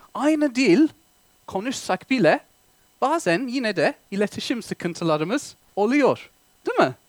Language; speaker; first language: Turkish; non-native, fluent; English